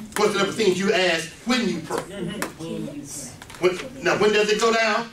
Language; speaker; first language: English; native; English